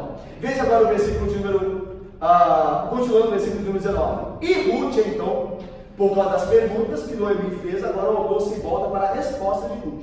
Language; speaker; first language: Portuguese; native; Portuguese